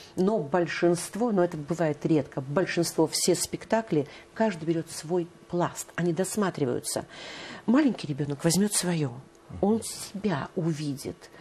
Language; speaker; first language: Russian; native; Russian